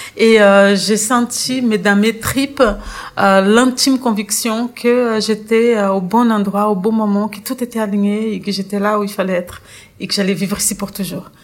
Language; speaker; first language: French; non-native, fluent; Portuguese